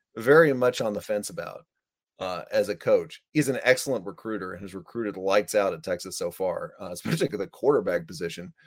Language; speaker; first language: English; native; English